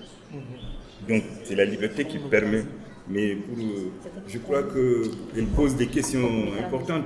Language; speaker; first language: French; non-native, local second language; Wolof